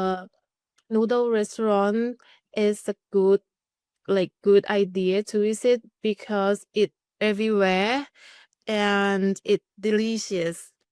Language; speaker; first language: English; non-native, learner; Thai